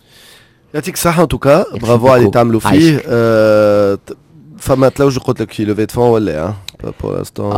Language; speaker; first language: Arabic; native; Arabic